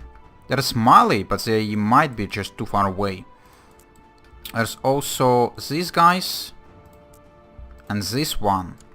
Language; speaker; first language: English; non-native, fluent; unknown